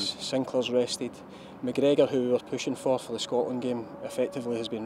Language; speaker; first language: English; native; English